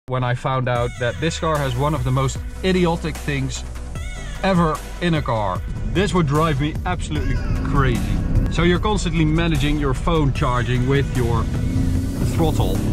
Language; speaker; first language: English; non-native, fluent; Dutch